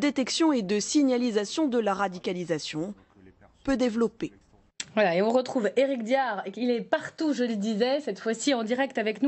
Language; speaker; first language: French; native; French